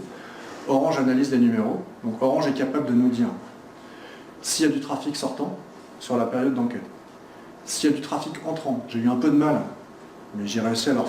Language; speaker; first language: French; native; French